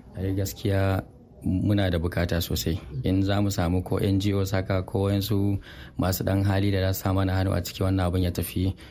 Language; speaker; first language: Hausa; non-native, local second language; Fula